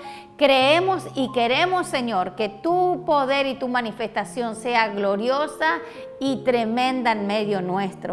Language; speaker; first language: Spanish; native; Spanish